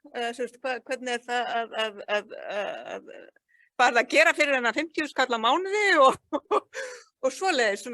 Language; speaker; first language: Icelandic; non-native, learner; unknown